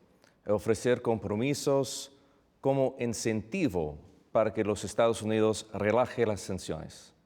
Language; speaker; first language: Spanish; non-native, fluent; English